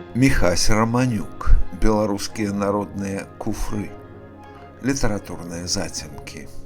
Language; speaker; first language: Belarusian; native; Belarusian